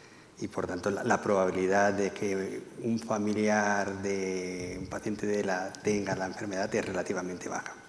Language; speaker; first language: Spanish; native; Spanish